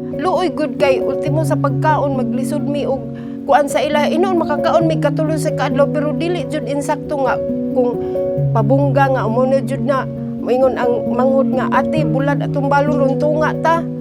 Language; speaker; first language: Cebuano; native; Cebuano